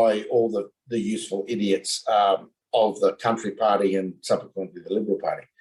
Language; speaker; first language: English; native; English